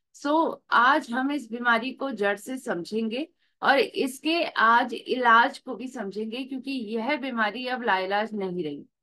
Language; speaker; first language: Hindi; native; Hindi